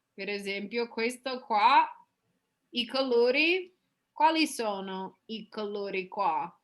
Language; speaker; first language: Italian; non-native, fluent; English